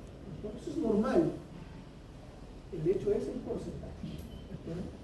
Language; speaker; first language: Spanish; native; Spanish